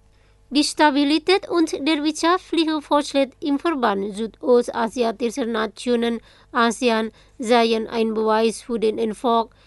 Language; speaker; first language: German; non-native, fluent; Indonesian